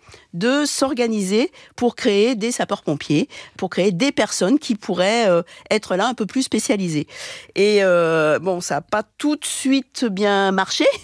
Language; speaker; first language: French; native; French